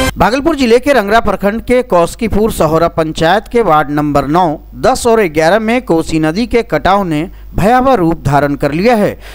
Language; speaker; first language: Hindi; native; Hindi